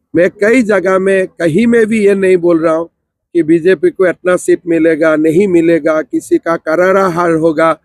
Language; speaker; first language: Hindi; non-native, local second language; Assamese